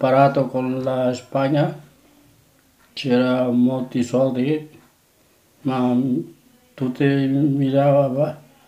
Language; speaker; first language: Italian; non-native, learner; Catalan